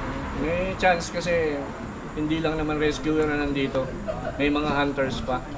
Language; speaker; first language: Filipino; native; Filipino